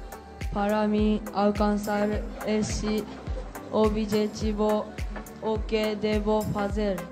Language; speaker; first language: Portuguese; non-native, learner; Japanese